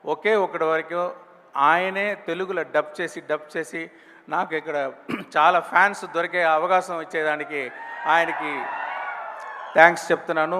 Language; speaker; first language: Telugu; non-native, learner; Tamil